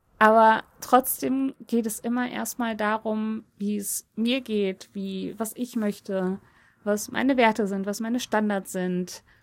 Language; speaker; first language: German; early bilingual, other home language; Polish